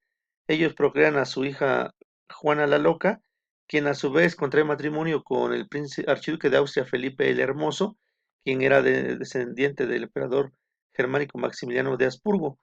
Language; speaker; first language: Spanish; native; Spanish